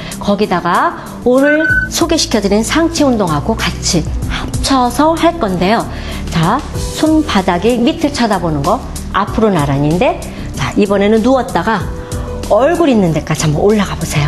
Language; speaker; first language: Korean; native; Korean